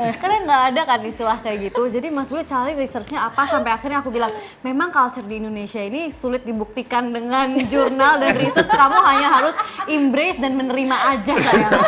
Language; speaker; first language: Indonesian; native; Indonesian